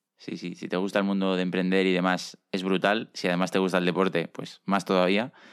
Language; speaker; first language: Spanish; native; Spanish